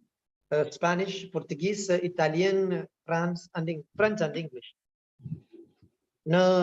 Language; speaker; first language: English; non-native, local second language; Malayalam